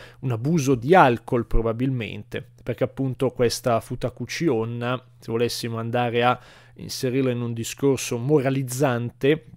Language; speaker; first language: Italian; native; Italian